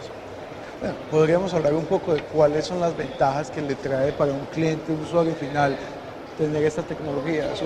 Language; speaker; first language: Spanish; native; Spanish